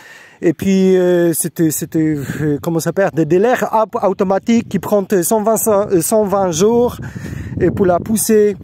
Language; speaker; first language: French; non-native, learner; Polish